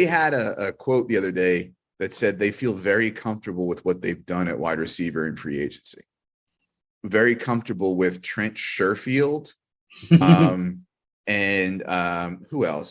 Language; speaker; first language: English; native; English